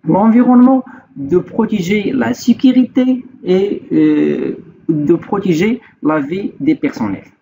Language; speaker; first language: French; non-native, local second language; Arabic